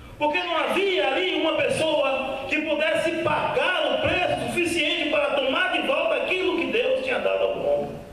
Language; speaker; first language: Portuguese; native; Portuguese